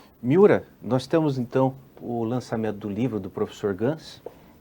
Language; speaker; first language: Portuguese; native; Portuguese